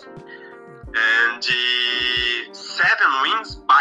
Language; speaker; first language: English; non-native, learner; Portuguese